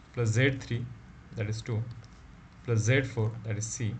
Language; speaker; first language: English; non-native, local second language; Marathi